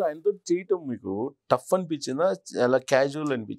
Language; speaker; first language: Telugu; native; Telugu